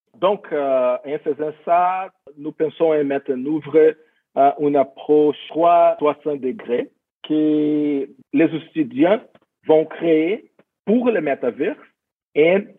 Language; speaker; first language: French; non-native, fluent; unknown